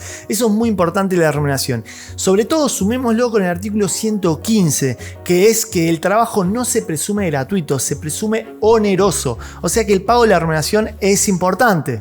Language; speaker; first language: Spanish; native; Spanish